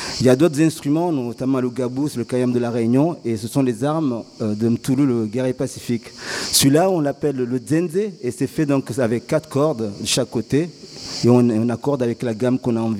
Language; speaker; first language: French; native; French